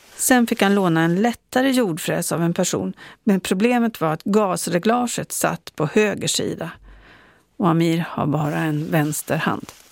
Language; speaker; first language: Swedish; native; Swedish